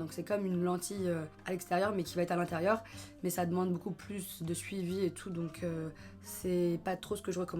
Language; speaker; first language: French; native; French